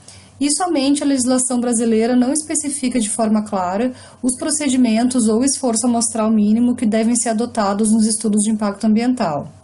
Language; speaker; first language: Portuguese; native; Portuguese